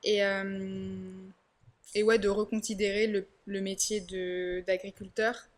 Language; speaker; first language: French; native; French